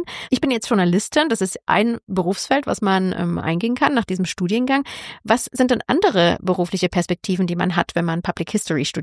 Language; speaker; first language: German; native; German